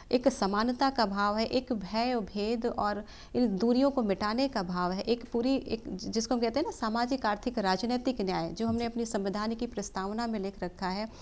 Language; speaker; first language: Hindi; native; Hindi